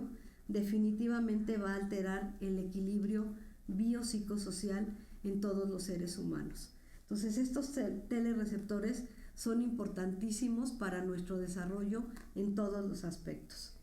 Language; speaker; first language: Spanish; native; Spanish